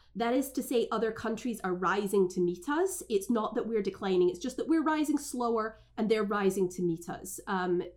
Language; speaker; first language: English; native; English